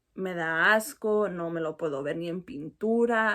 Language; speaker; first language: Spanish; early bilingual, heritage; Spanish